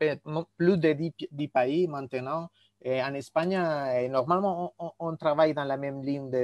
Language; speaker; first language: French; non-native, fluent; Spanish